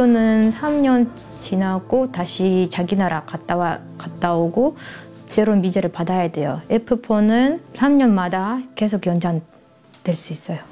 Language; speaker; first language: Korean; non-native, learner; Russian